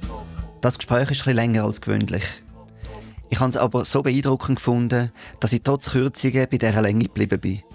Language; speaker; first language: German; native; German